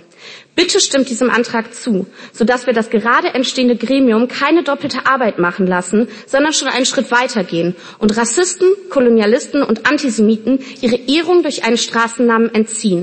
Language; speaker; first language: German; native; German